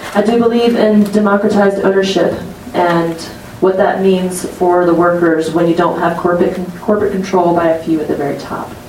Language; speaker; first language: English; native; English